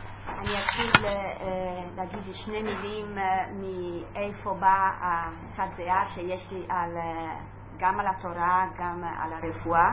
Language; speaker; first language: Hebrew; non-native, fluent; Italian